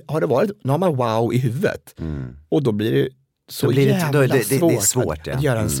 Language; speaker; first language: Swedish; native; Swedish